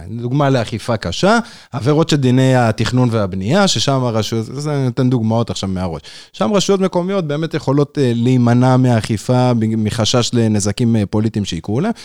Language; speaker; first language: Hebrew; native; Hebrew